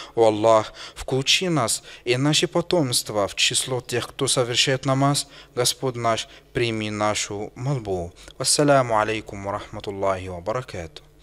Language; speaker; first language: Russian; non-native, fluent; Arabic